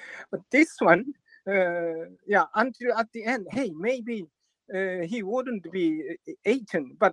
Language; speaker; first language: English; non-native, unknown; Japanese